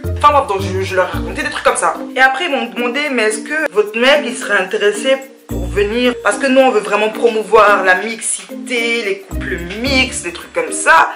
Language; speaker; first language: French; early bilingual, other home language; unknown